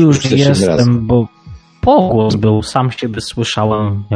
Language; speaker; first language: Polish; native; Polish